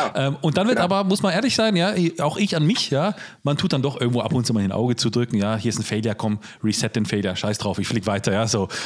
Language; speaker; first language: German; native; German